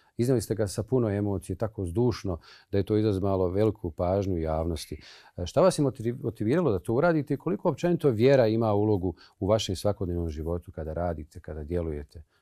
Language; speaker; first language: Bosnian; native; Bosnian